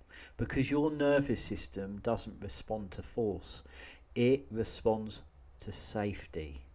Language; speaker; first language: English; native; English